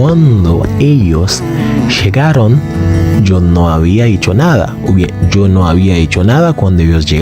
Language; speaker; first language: Spanish; non-native, fluent; Haitian Creole